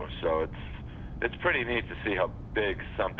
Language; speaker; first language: English; native; English